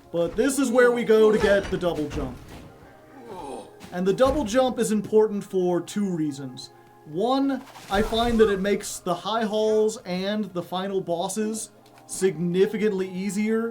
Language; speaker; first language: English; native; English